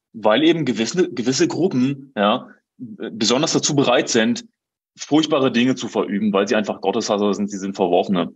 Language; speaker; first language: German; native; German